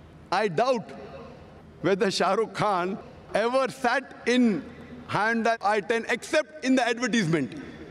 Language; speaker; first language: English; non-native, local second language; Konkani